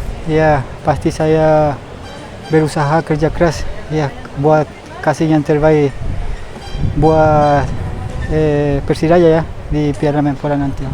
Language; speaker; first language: Indonesian; non-native, fluent; Spanish